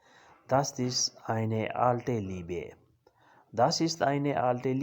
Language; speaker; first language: German; non-native, learner; Urdu